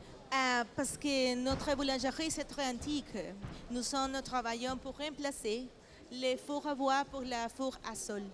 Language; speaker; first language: French; non-native, learner; Spanish